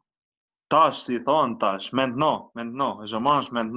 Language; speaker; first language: French; non-native, learner; Albanian